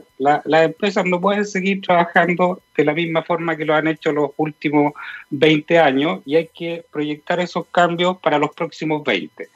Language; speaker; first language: Spanish; native; Spanish